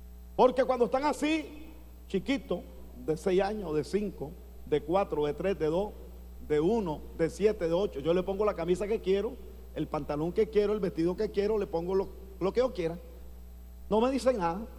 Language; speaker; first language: Spanish; native; Spanish